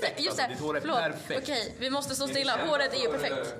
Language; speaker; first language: Swedish; native; Swedish